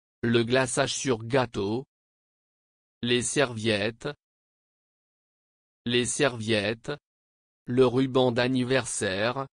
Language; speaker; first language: French; non-native, fluent; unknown